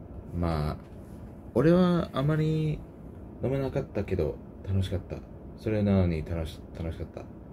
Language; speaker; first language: Japanese; non-native, learner; English